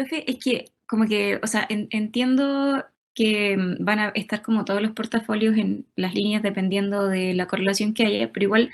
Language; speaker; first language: Spanish; native; Spanish